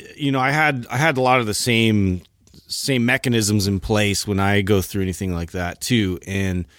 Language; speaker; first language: English; native; English